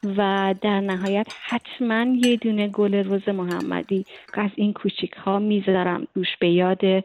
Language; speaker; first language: Persian; native; Persian